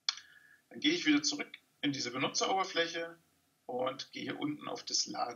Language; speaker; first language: German; native; German